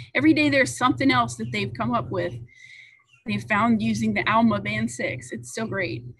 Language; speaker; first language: English; native; English